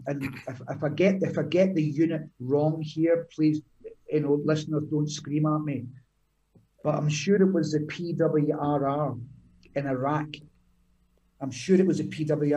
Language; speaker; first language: English; native; English